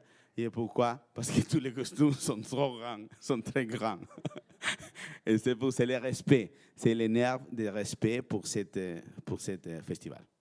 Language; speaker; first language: French; non-native, fluent; Spanish